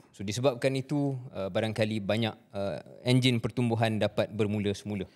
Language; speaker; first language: Malay; native; Malay